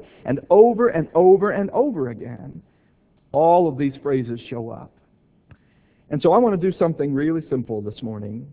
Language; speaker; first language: English; native; English